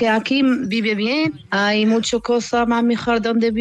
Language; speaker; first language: Spanish; non-native, learner; Arabic